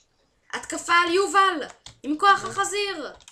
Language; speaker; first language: Hebrew; native; Hebrew